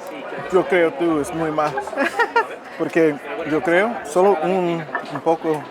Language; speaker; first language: Spanish; non-native, learner; English